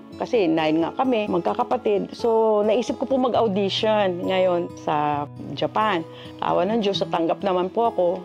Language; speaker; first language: Filipino; non-native, local second language; Cebuano